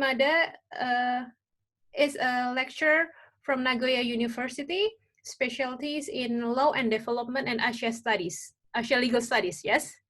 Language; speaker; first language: English; non-native, local second language; Indonesian